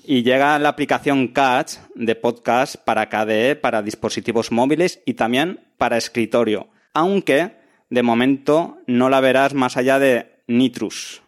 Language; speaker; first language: Spanish; native; Spanish